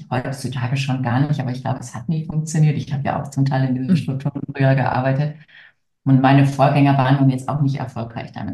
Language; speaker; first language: German; native; German